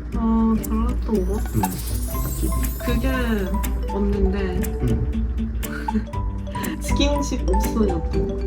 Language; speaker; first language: Korean; non-native, fluent; Japanese